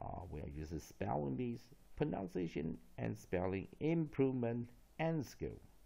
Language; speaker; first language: English; non-native, fluent; Chinese